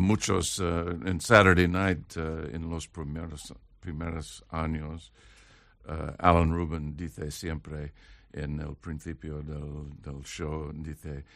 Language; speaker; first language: Spanish; non-native, learner; English